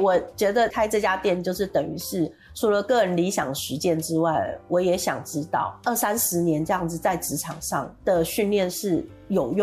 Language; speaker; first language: Chinese; non-native, local second language; Min Nan Chinese